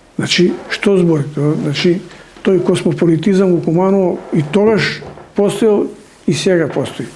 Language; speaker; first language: Macedonian; non-native, local second language; Serbian